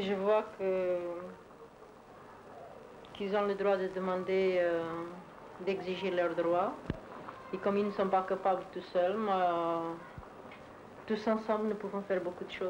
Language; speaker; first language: French; non-native, fluent; Portuguese